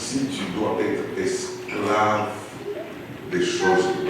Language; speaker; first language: French; non-native, local second language; Lingala